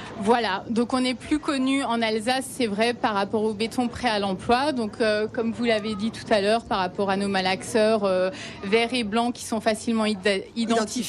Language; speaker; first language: French; native; French